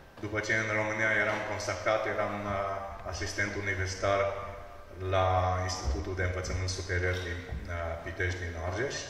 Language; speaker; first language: Romanian; non-native, local second language; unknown